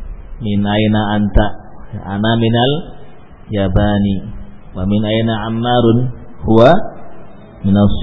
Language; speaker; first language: Arabic; non-native, fluent; Indonesian